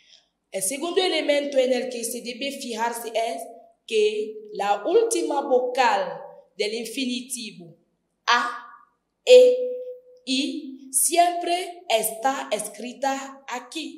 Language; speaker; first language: Spanish; non-native, fluent; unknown